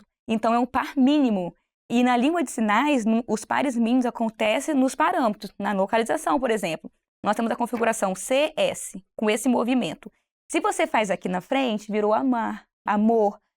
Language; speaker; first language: Portuguese; native; Portuguese